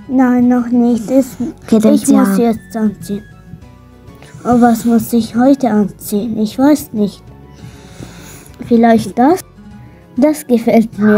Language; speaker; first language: German; non-native, learner; Arabic